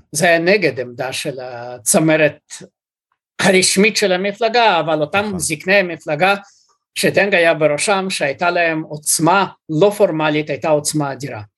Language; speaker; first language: Hebrew; early bilingual, other home language; Russian